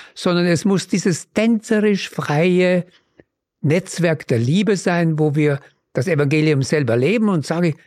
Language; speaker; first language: German; native; German